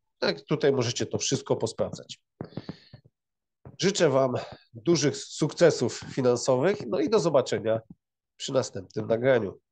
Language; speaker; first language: Polish; native; Polish